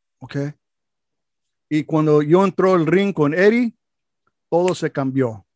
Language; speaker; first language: Spanish; non-native, learner; English